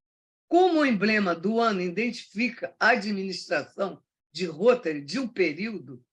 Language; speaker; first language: Portuguese; native; Portuguese